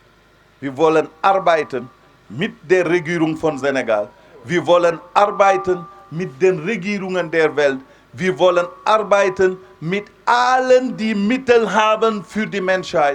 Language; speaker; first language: German; non-native, fluent; Wolof